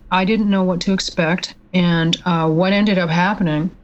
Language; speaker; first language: English; native; English